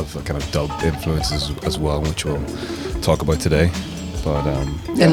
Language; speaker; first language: English; native; English